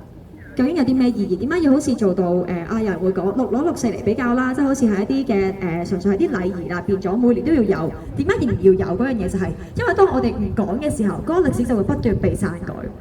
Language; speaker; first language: Cantonese; native; Cantonese